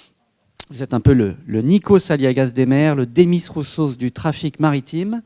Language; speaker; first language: French; native; French